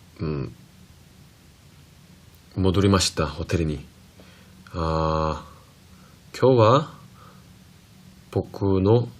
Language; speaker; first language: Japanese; non-native, fluent; Korean